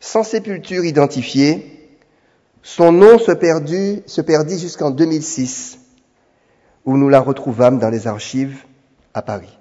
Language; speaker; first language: French; native; French